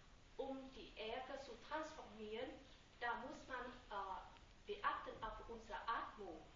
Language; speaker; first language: German; non-native, fluent; Vietnamese